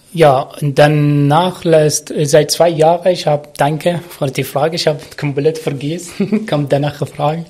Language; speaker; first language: German; non-native, learner; Arabic